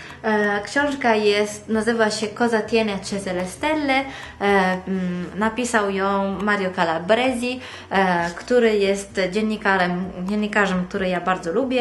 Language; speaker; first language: Polish; non-native, fluent; Italian